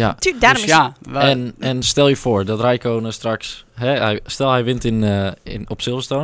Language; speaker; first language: Dutch; native; Dutch